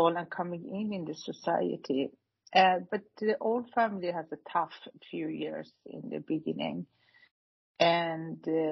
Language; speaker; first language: English; non-native, fluent; Persian